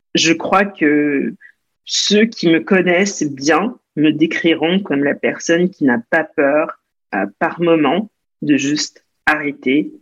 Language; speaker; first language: French; native; French